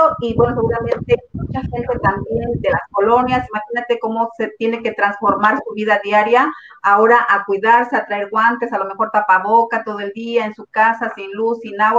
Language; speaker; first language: Spanish; native; Spanish